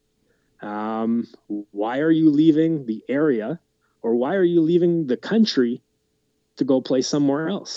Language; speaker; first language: English; native; English